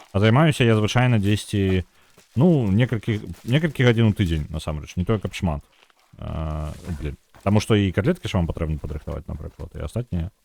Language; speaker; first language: Belarusian; non-native, local second language; Russian